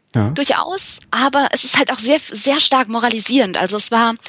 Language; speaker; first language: German; native; German